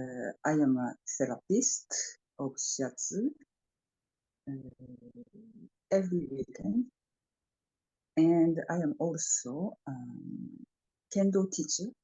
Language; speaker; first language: English; non-native, fluent; Japanese